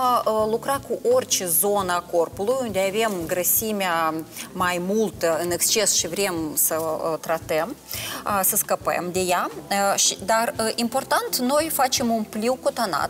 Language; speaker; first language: Romanian; non-native, local second language; Russian